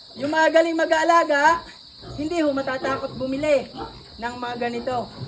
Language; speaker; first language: Filipino; native; Filipino